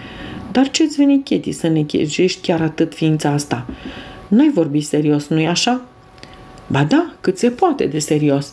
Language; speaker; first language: Romanian; native; Romanian